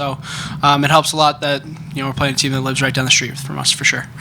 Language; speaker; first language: English; native; English